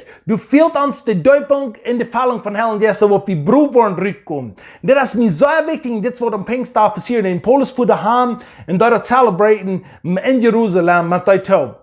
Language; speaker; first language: German; non-native, learner; English